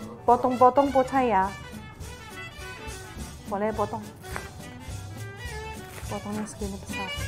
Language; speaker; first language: Indonesian; non-native, fluent; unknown